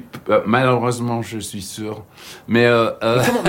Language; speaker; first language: French; non-native, learner; English